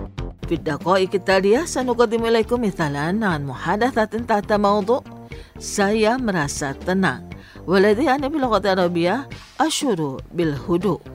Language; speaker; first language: Arabic; non-native, fluent; Indonesian